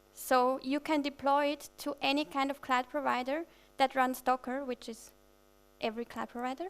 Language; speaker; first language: English; non-native, fluent; German